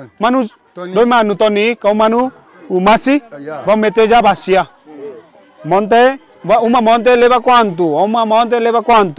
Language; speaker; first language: Portuguese; non-native, learner; Vietnamese